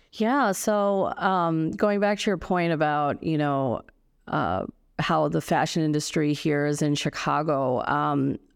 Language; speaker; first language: English; native; English